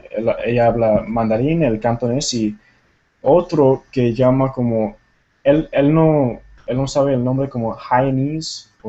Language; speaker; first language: Spanish; non-native, fluent; Tamil